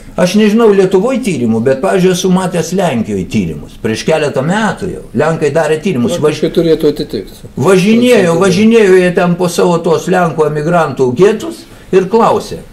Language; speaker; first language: Lithuanian; native; Lithuanian